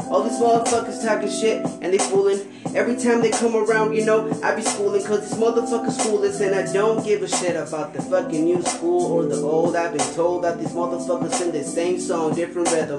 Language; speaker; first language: English; non-native, fluent; Spanish